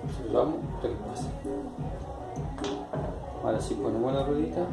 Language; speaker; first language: Spanish; native; Spanish